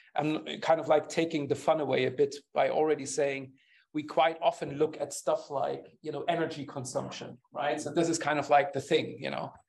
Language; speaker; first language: English; non-native, fluent; German